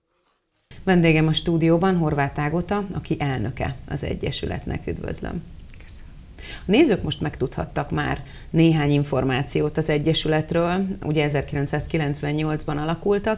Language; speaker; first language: Hungarian; native; Hungarian